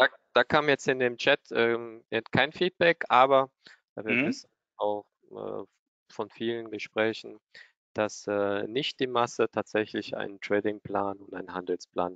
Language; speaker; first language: German; native; German